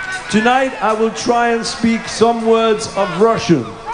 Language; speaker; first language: English; native; English